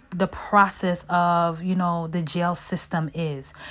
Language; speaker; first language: English; native; English